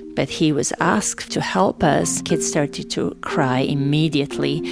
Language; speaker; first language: English; non-native, fluent; Serbian